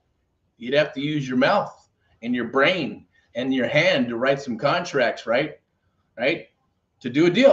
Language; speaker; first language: English; native; English